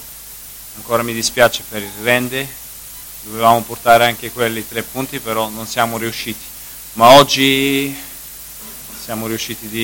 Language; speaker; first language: Italian; non-native, fluent; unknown